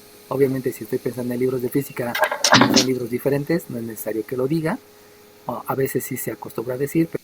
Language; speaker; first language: Spanish; native; Spanish